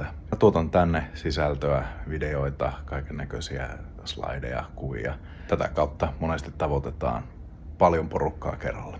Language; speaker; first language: Finnish; native; Finnish